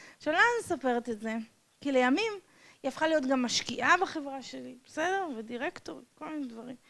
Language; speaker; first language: Hebrew; non-native, fluent; English